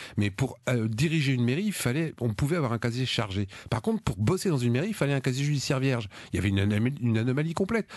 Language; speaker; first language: French; native; French